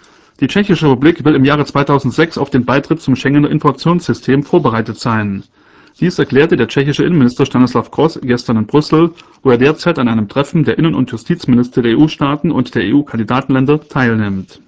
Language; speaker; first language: German; native; German